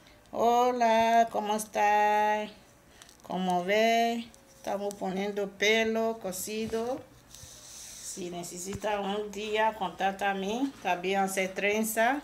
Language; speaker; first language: Spanish; non-native, learner; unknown